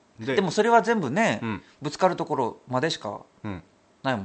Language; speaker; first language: Japanese; native; Japanese